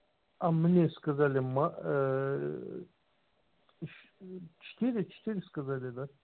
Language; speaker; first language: Russian; non-native, learner; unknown